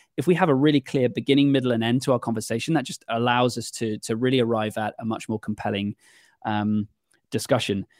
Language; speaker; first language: English; native; English